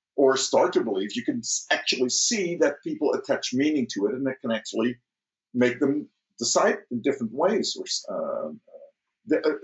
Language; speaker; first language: English; early bilingual, other home language; Dutch